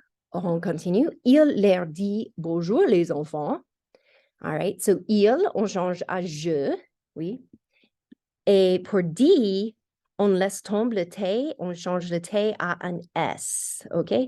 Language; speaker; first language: French; non-native, fluent; English